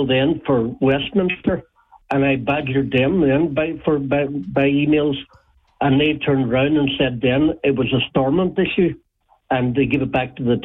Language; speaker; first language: English; native; English